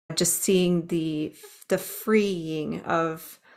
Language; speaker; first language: English; native; English